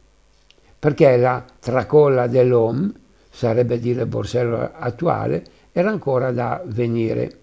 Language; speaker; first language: Italian; native; Italian